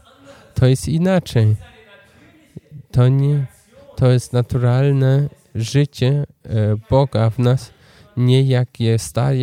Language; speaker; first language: Polish; non-native, learner; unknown